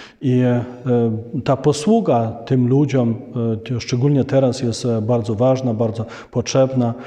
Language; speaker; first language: Polish; non-native, fluent; Ukrainian